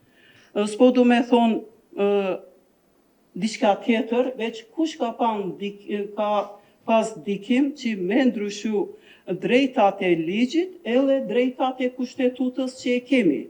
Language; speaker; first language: Albanian; non-native, local second language; Turkish